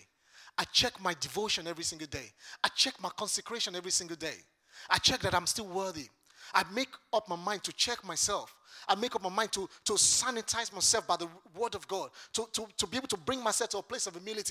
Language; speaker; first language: English; non-native, local second language; Yoruba